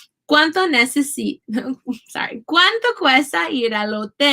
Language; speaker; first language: Spanish; non-native, fluent; English